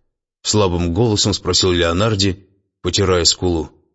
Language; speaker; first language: Russian; native; Russian